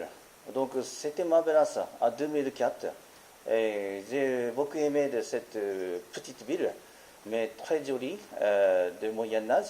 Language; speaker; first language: French; non-native, learner; Japanese